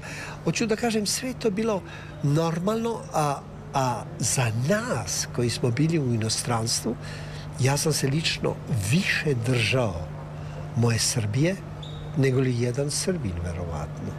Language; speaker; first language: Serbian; early bilingual, heritage; Serbian